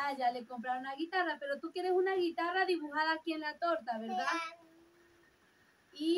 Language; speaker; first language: Spanish; non-native, fluent; Portuguese